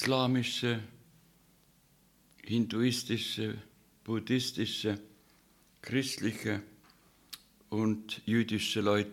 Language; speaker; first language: German; non-native, fluent; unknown